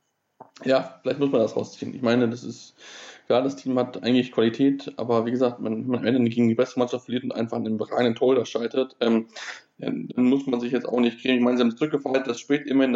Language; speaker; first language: German; native; German